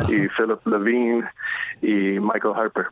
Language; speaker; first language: Spanish; non-native, fluent; English